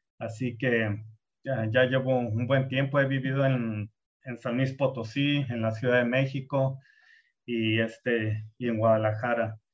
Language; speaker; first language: Spanish; early bilingual, heritage; Spanish